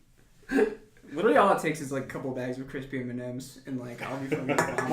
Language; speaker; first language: English; native; English